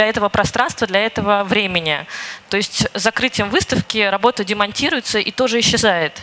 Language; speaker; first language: Russian; native; Russian